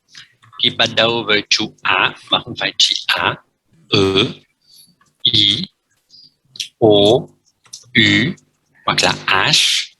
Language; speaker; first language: Vietnamese; non-native, fluent; French